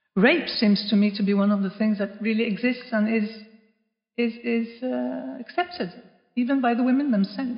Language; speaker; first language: English; non-native, fluent; Norwegian